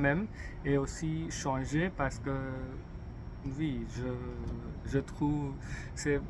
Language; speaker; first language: French; non-native, learner; English